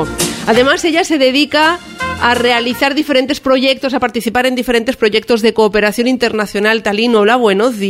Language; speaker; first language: Spanish; native; Spanish